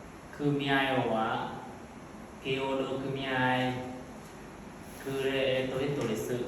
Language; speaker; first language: Japanese; non-native, learner; Vietnamese